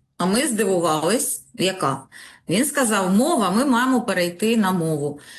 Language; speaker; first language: Ukrainian; non-native, local second language; Russian